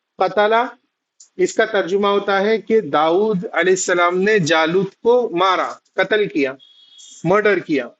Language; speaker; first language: Urdu; native; Urdu